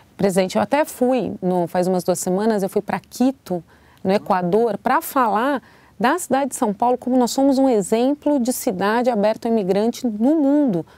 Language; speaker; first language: Portuguese; native; Portuguese